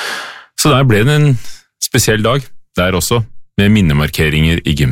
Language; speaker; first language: Norwegian; native; Norwegian